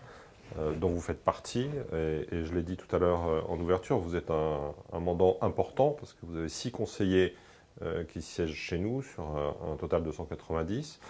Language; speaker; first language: French; native; French